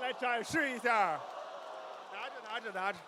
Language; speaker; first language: Chinese; native; Chinese